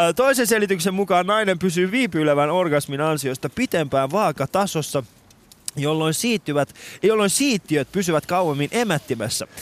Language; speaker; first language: Finnish; non-native, fluent; Persian